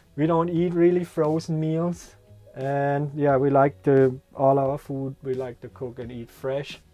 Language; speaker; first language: English; non-native, fluent; German